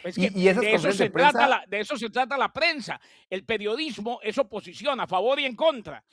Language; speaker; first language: Spanish; native; Spanish